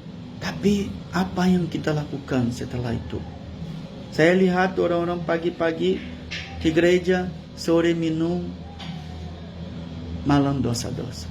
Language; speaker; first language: Indonesian; non-native, learner; Portuguese